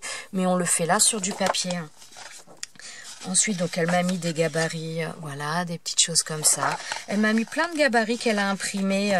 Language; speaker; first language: French; native; French